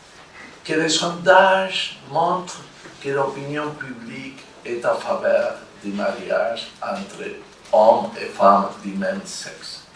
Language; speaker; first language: French; non-native, fluent; Spanish